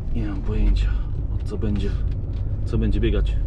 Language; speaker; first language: Polish; native; Polish